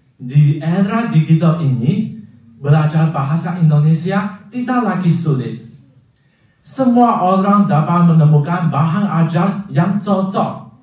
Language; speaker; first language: Indonesian; non-native, fluent; Chinese